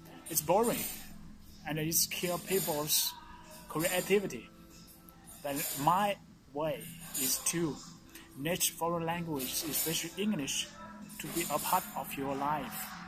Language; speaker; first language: English; non-native, fluent; Chinese